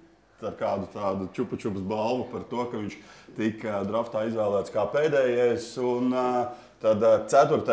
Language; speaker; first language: Latvian; native; Latvian